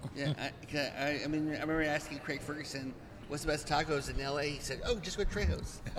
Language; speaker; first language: English; native; English